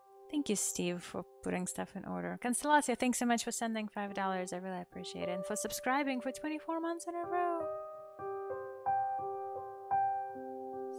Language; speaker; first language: English; non-native, fluent; Russian